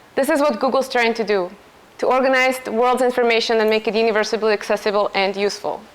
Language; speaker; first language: English; non-native, fluent; Slovak